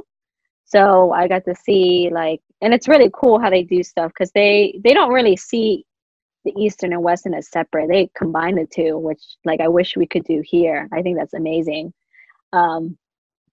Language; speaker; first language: English; native; English